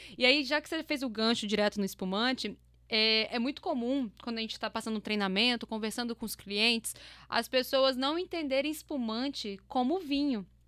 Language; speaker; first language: Portuguese; native; Portuguese